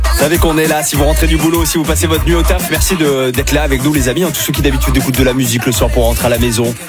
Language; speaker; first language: French; native; French